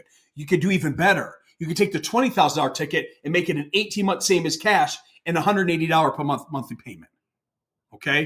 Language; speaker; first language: English; native; English